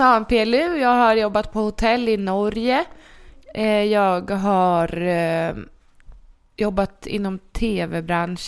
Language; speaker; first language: Swedish; native; Swedish